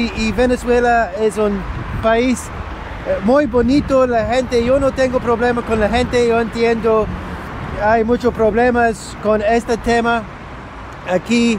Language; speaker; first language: Spanish; non-native, learner; English